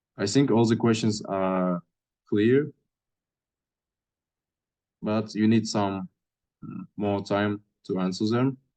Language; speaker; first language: English; non-native, fluent; Russian